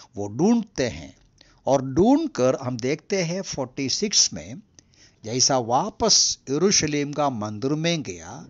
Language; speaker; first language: Hindi; non-native, local second language; Malayalam